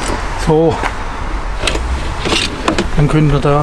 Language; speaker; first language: German; native; German